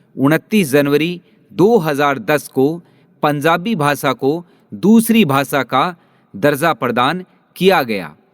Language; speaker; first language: Hindi; native; Hindi